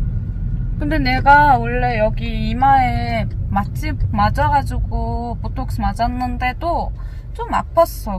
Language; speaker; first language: Korean; non-native, fluent; Mongolian